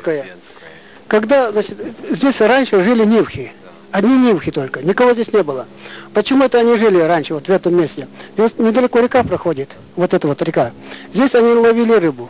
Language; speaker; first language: Russian; non-native, local second language; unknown